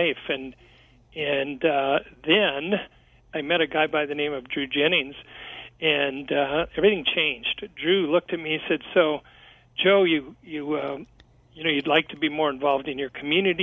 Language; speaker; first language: English; native; English